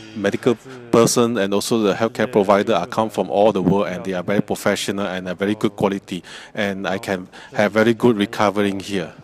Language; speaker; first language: English; non-native, learner; Chinese